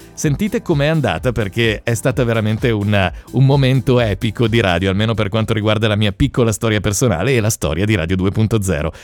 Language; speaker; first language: Italian; native; Italian